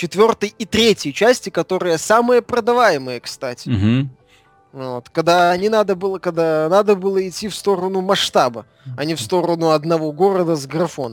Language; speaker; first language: Russian; native; Russian